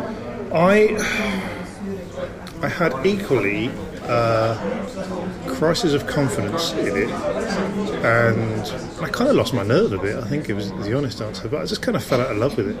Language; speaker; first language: English; native; English